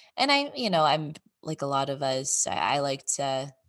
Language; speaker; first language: English; native; English